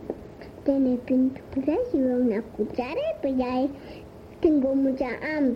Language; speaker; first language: Spanish; early bilingual, heritage; Spanish